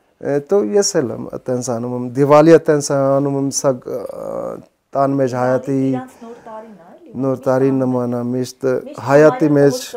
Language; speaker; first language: Armenian; non-native, learner; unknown